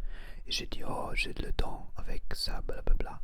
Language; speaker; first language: French; non-native, learner; Spanish